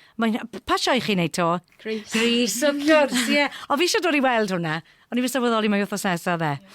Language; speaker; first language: Welsh; non-native, local second language; English